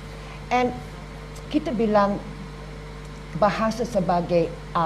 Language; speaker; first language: Indonesian; non-native, learner; English